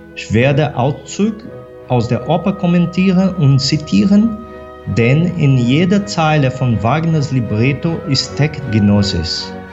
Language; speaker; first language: German; non-native, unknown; Portuguese